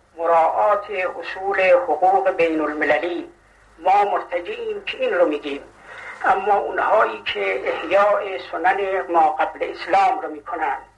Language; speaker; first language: Persian; non-native, local second language; Azerbaijani